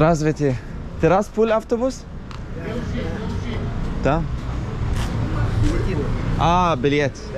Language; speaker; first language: Russian; non-native, learner; Arabic